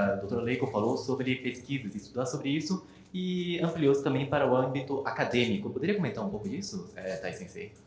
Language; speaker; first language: Portuguese; native; Portuguese